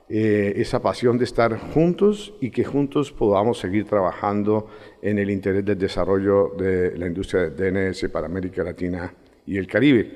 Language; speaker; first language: Spanish; native; Spanish